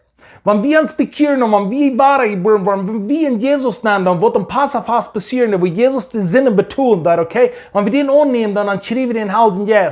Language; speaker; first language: German; non-native, learner; English